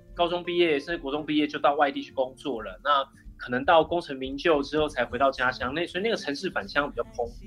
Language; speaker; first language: Chinese; non-native, local second language; Min Nan Chinese